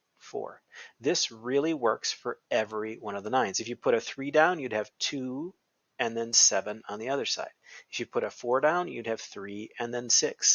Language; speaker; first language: English; native; English